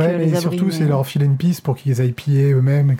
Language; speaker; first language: French; native; French